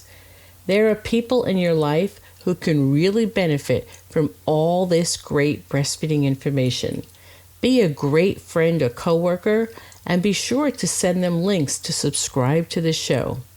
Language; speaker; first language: English; native; English